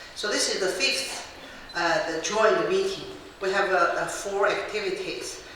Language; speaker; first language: English; non-native, fluent; Chinese